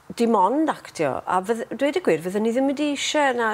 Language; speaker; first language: Welsh; native; Welsh